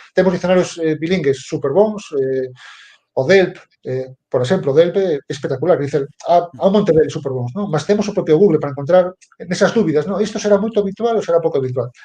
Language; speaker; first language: Galician; non-native, local second language; Spanish